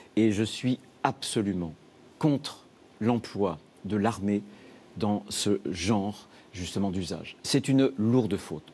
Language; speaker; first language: French; native; French